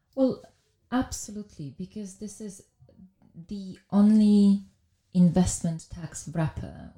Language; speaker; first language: English; non-native, fluent; Polish